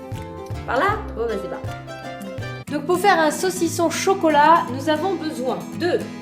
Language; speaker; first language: French; native; French